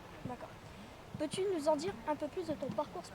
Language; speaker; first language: French; native; French